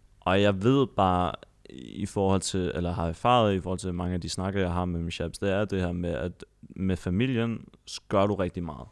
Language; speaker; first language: Danish; early bilingual, other home language; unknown